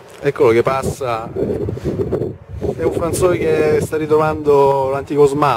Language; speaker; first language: Italian; native; Italian